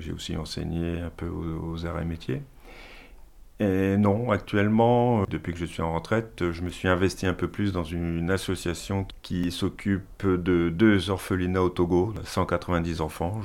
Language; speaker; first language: French; native; French